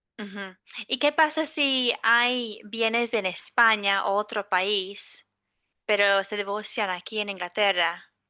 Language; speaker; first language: Spanish; non-native, fluent; English